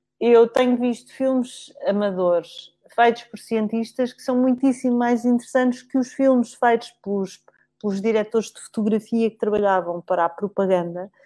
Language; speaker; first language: Portuguese; native; Portuguese